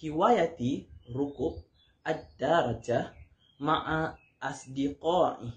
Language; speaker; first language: Arabic; non-native, learner; Malay